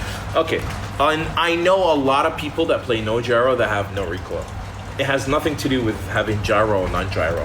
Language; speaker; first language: English; native; English